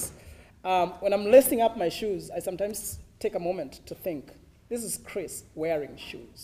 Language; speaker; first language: English; non-native, local second language; Kikuyu